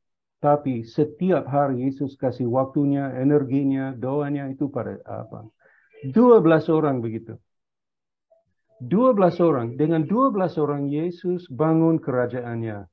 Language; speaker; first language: Indonesian; non-native, fluent; English